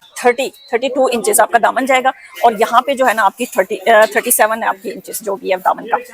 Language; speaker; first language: Urdu; non-native, local second language; Punjabi